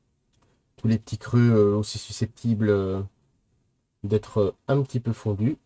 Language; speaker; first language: French; native; French